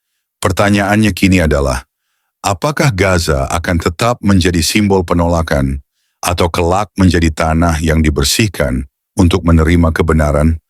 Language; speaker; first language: Indonesian; native; Indonesian